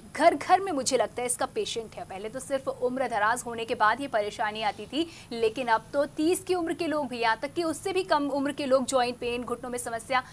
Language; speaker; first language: Hindi; native; Hindi